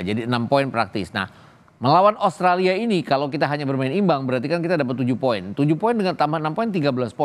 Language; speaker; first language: Indonesian; native; Indonesian